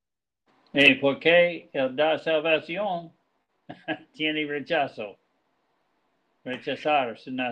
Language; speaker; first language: Spanish; non-native, learner; English